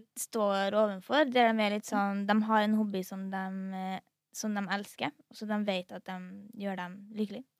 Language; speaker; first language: Norwegian; native; Norwegian